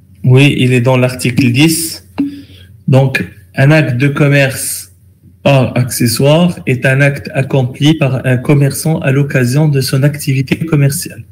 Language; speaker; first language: French; non-native, local second language; Arabic